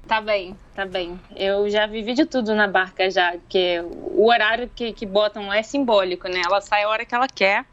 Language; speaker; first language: Portuguese; native; Portuguese